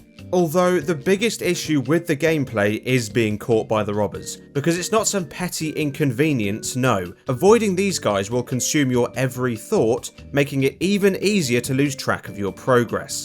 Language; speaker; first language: English; native; English